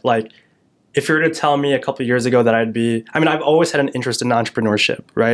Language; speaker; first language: English; native; English